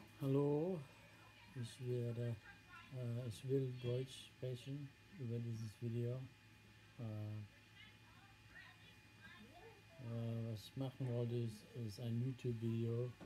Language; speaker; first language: German; non-native, learner; English